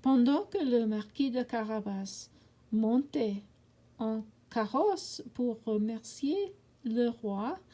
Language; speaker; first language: French; non-native, learner; English